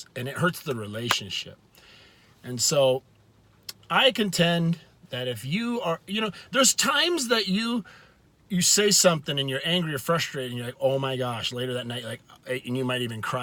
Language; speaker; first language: English; native; English